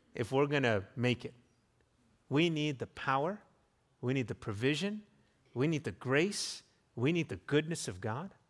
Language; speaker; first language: English; native; English